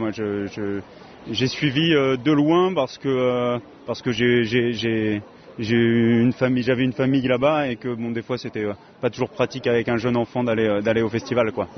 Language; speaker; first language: French; native; French